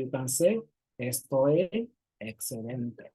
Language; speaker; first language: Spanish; non-native, learner; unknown